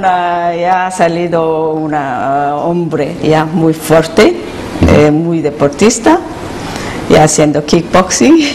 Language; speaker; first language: Spanish; non-native, learner; Korean